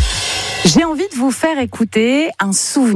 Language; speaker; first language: French; native; French